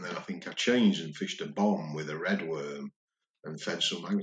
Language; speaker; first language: English; native; English